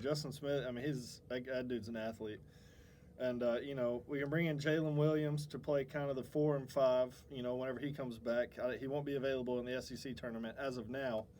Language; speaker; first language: English; native; English